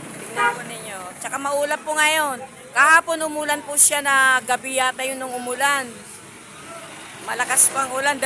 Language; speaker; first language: Filipino; native; Filipino